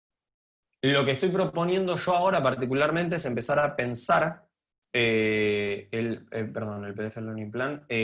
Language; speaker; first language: Spanish; native; Spanish